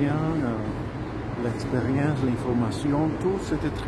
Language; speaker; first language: French; non-native, learner; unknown